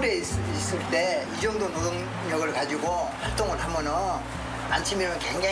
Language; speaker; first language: Korean; native; Korean